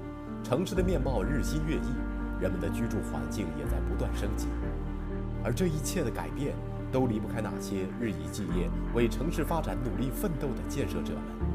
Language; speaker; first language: Chinese; native; Chinese